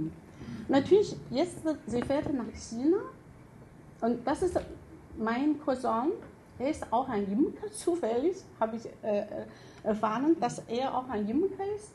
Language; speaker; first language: German; non-native, fluent; Chinese